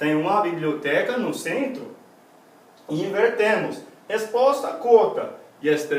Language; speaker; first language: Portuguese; non-native, fluent; English